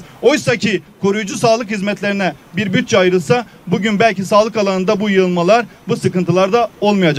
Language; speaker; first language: Turkish; native; Turkish